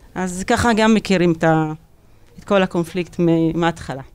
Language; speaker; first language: Hebrew; non-native, local second language; Arabic